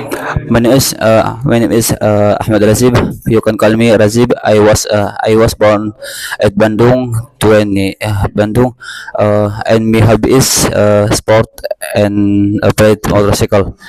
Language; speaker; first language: English; non-native, learner; Indonesian